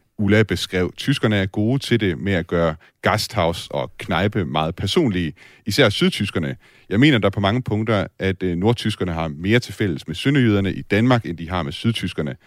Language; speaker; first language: Danish; native; Danish